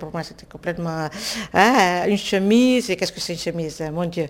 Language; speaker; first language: French; non-native, fluent; Italian